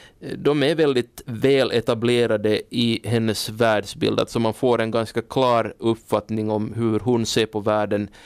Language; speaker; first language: Swedish; native; Swedish